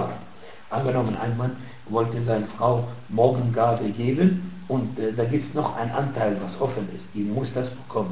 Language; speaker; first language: German; non-native, fluent; Arabic